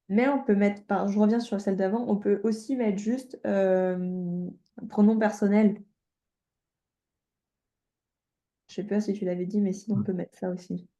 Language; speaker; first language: French; native; French